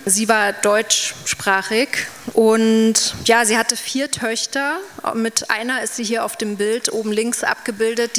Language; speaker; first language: German; native; German